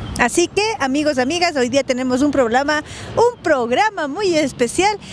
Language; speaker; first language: Spanish; native; Spanish